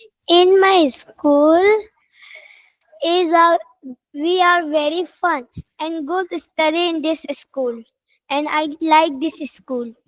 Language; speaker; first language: English; non-native, learner; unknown